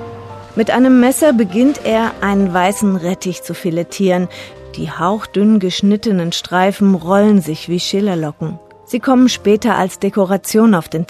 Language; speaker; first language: German; native; German